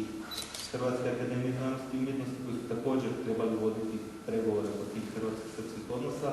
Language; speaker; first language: Croatian; native; Croatian